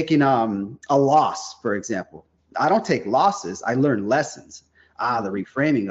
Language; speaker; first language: English; native; English